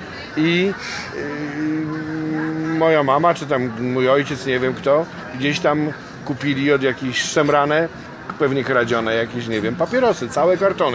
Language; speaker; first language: Polish; native; Polish